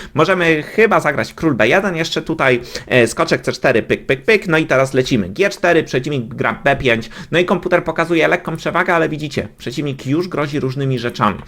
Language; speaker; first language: Polish; native; Polish